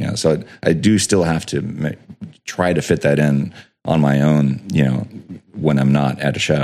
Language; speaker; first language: English; native; English